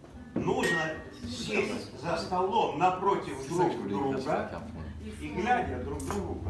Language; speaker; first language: Russian; native; Russian